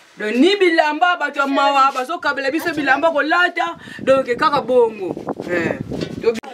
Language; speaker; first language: Lingala; non-native, local second language; Kongo